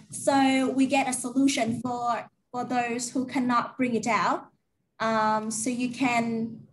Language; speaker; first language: English; non-native, learner; Vietnamese